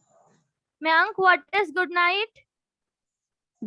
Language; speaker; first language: English; non-native, local second language; Hindi